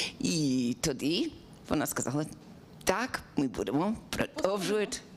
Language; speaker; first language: Ukrainian; non-native, learner; English